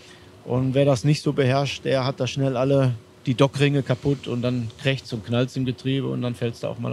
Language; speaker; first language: German; native; German